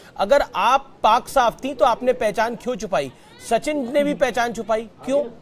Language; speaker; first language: Hindi; native; Hindi